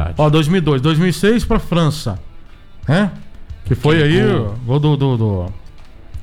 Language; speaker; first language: Portuguese; native; Portuguese